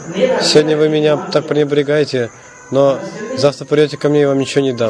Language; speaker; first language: Russian; non-native, fluent; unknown